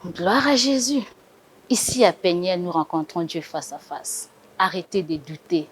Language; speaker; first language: French; non-native, local second language; Lingala